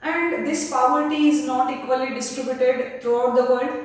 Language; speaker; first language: English; non-native, local second language; Kannada